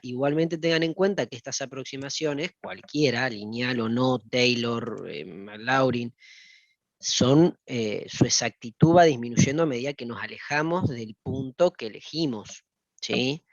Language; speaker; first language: Spanish; native; Spanish